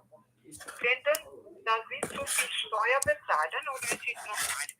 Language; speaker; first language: German; non-native, learner; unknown